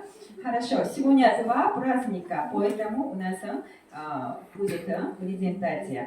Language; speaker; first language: Russian; non-native, fluent; Korean